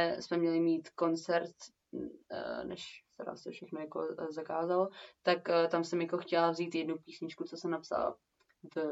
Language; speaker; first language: Czech; early bilingual, heritage; Czech